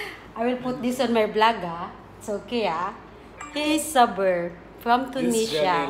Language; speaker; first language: English; non-native, local second language; Filipino